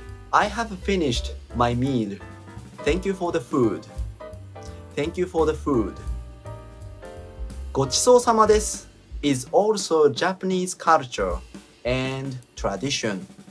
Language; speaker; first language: English; non-native, fluent; Japanese